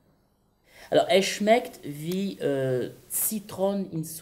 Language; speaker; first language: German; non-native, learner; French